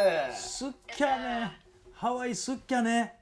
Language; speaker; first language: Japanese; native; Japanese